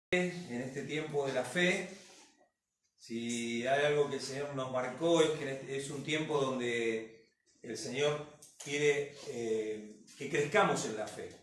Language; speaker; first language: Spanish; native; Spanish